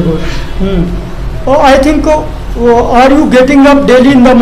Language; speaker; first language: English; non-native, local second language; Hindi